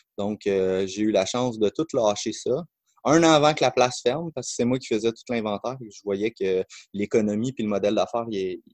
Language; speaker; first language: French; native; French